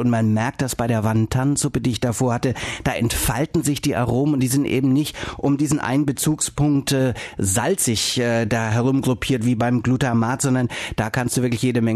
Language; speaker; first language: German; native; German